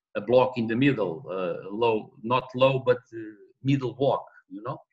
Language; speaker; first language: English; non-native, learner; Portuguese